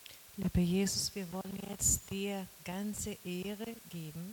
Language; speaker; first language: German; non-native, fluent; Portuguese